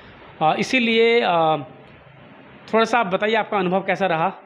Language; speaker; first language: Hindi; native; Hindi